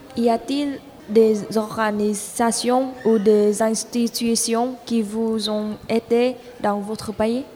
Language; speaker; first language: French; non-native, fluent; Vietnamese